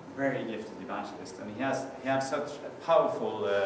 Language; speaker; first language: English; non-native, fluent; Norwegian